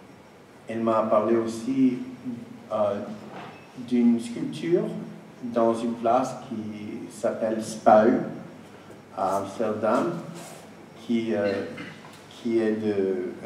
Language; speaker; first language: French; non-native, fluent; English